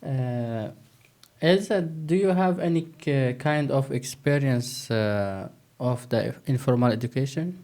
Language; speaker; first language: English; non-native, learner; Turkish